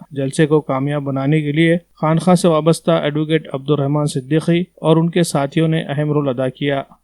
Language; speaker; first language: Urdu; native; Urdu